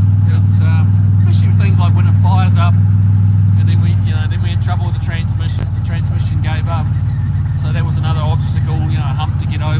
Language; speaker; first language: English; native; English